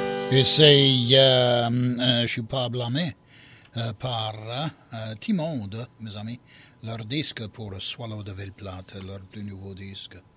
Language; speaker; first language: French; early bilingual, heritage; French